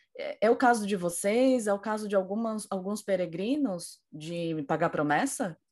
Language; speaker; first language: Portuguese; native; Portuguese